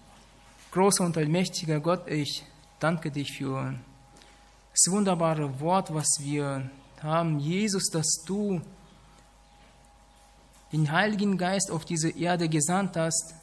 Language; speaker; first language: German; non-native, fluent; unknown